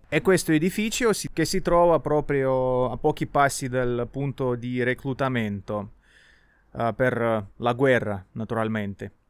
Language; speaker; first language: Italian; non-native, fluent; Russian